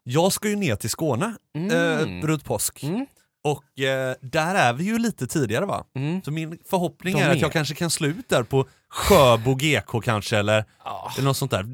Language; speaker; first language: Swedish; native; Swedish